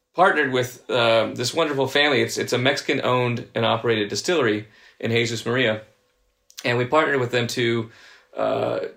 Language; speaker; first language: English; native; English